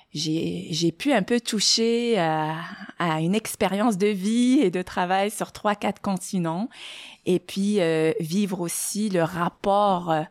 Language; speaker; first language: French; non-native, local second language; Arabic